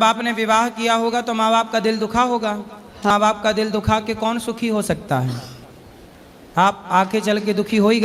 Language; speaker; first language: Hindi; native; Hindi